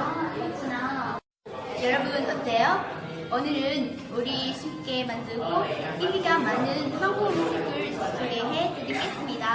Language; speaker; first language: Korean; non-native, learner; Vietnamese